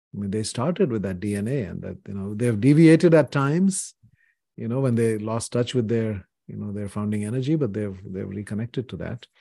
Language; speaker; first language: English; non-native, local second language; Hindi